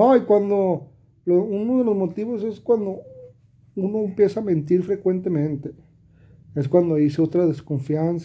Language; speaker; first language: Spanish; native; Spanish